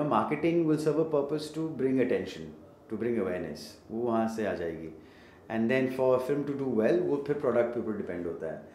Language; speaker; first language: Hindi; native; Hindi